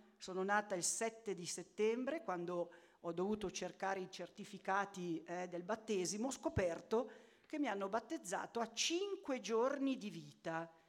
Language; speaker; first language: Italian; native; Italian